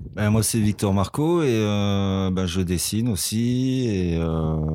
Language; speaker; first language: French; native; French